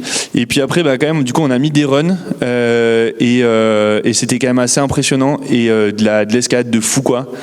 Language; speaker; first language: French; native; French